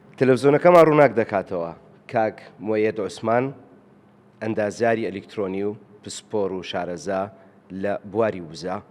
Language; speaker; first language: Central Kurdish; native; Central Kurdish